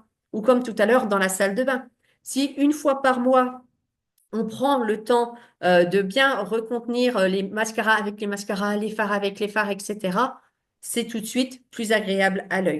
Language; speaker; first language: French; native; French